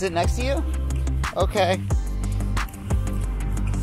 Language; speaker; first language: English; native; English